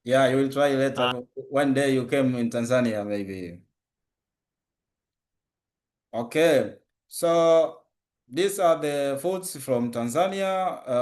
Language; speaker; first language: English; non-native, local second language; Swahili